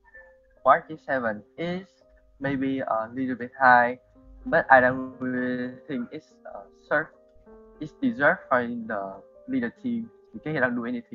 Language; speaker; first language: English; non-native, learner; Vietnamese